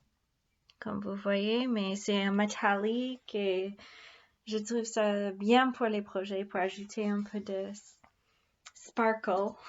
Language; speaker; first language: French; non-native, fluent; English